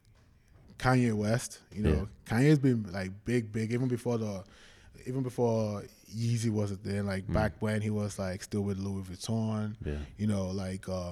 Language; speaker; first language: English; non-native, local second language; Yoruba